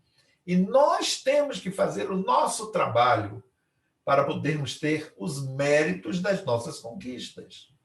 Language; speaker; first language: Portuguese; native; Portuguese